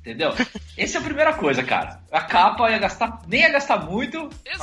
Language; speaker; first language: Portuguese; native; Portuguese